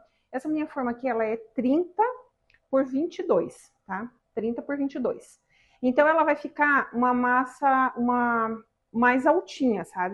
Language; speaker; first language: Portuguese; native; Portuguese